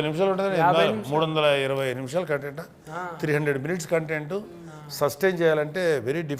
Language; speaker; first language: Telugu; native; Telugu